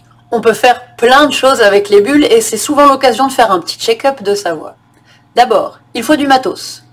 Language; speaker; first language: French; native; French